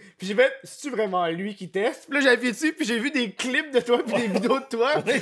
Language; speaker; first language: French; native; French